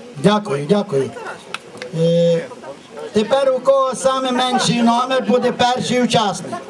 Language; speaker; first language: Ukrainian; native; Ukrainian